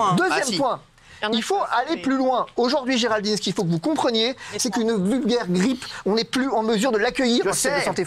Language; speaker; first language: French; native; French